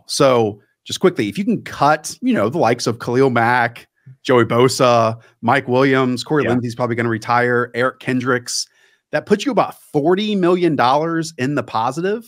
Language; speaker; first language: English; native; English